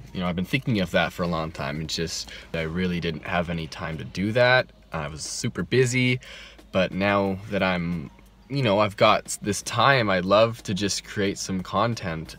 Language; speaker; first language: English; native; English